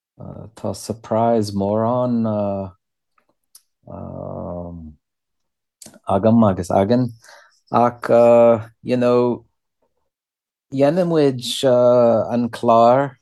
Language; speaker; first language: Irish; non-native, learner; English